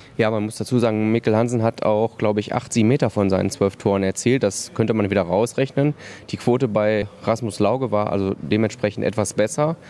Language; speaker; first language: German; native; German